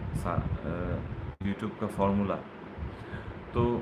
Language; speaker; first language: Hindi; non-native, learner; Bangla